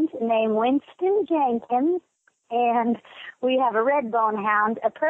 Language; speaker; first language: English; native; English